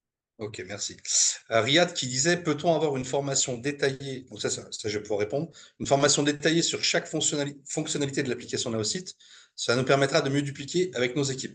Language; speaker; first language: French; native; French